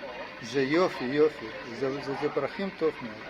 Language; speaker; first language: Hebrew; non-native, learner; Russian